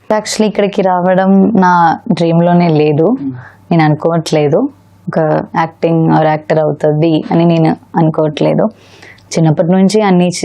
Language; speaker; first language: Telugu; non-native, learner; Malayalam